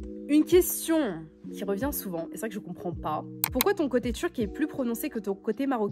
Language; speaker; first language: French; early bilingual, other home language; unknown